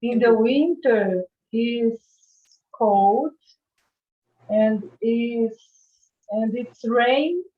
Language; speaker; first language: English; non-native, learner; Portuguese